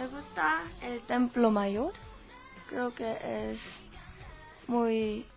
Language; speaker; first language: Spanish; non-native, learner; Korean